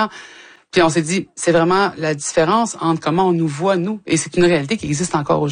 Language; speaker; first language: French; native; French